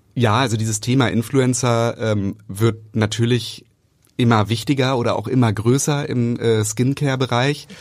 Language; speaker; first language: German; native; German